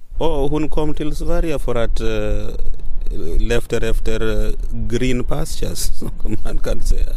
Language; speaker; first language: Swedish; non-native, fluent; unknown